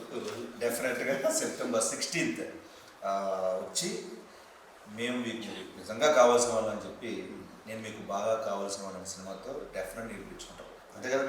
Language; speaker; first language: Telugu; native; Telugu